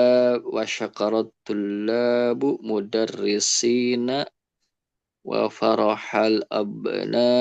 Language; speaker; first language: Arabic; non-native, learner; Indonesian